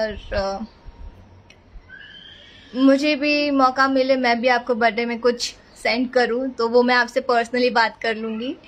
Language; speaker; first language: Hindi; native; Hindi